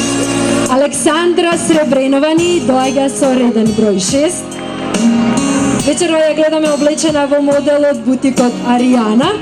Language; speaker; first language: Macedonian; native; Macedonian